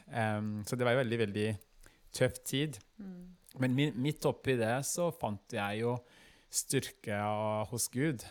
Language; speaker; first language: Norwegian; non-native, fluent; Kinyarwanda